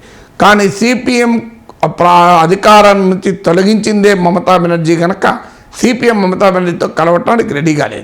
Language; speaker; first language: Telugu; native; Telugu